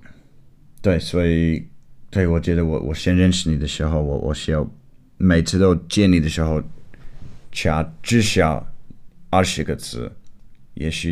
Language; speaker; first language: Chinese; non-native, fluent; English